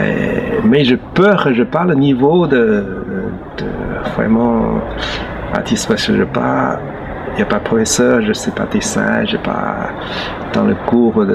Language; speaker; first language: French; non-native, learner; Chinese